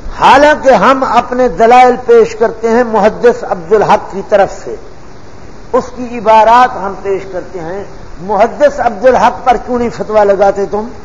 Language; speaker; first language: Urdu; non-native, local second language; Punjabi